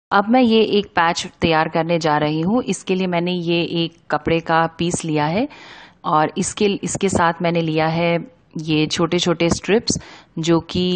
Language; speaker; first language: Hindi; native; Hindi